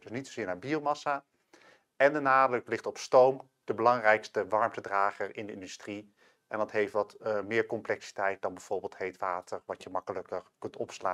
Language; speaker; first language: Dutch; native; Dutch